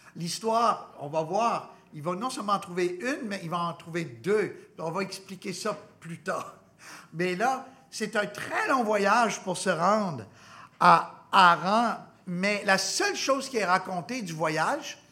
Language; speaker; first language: French; native; French